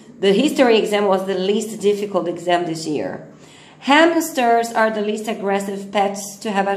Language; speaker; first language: English; non-native, fluent; Portuguese